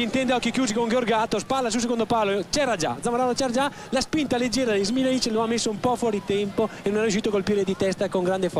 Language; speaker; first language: Italian; native; Italian